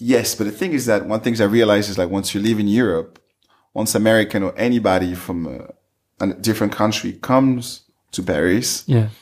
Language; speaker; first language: English; non-native, fluent; French